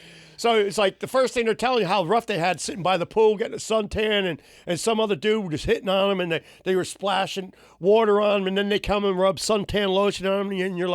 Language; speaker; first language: English; native; English